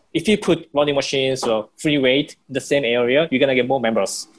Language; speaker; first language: English; non-native, fluent; Korean